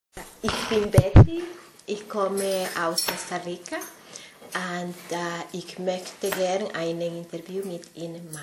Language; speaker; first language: German; non-native, learner; Spanish